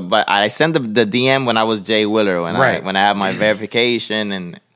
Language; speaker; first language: English; non-native, fluent; Spanish